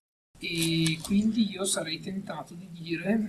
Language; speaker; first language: Italian; native; Italian